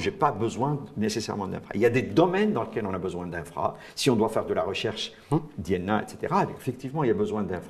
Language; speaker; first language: French; non-native, local second language; Arabic